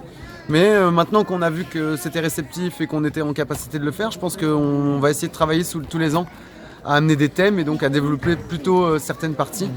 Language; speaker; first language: French; native; French